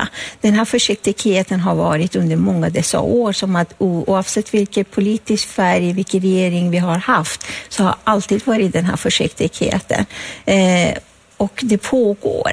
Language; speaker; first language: Swedish; non-native, fluent; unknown